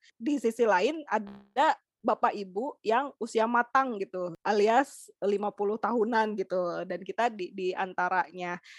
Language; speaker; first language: Indonesian; native; Indonesian